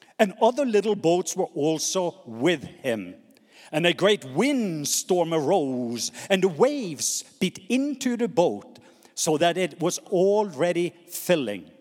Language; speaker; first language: English; non-native, fluent; Norwegian